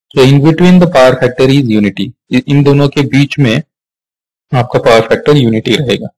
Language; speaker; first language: Hindi; non-native, local second language; Marathi